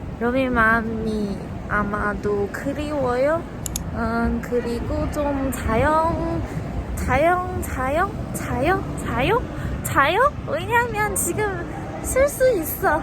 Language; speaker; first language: Korean; non-native, learner; Chinese